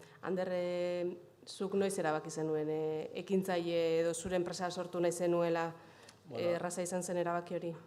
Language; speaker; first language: Basque; native; Basque